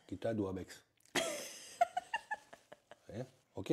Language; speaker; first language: Indonesian; non-native, learner; French